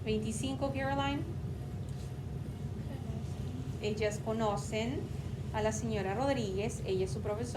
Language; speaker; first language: Spanish; non-native, fluent; English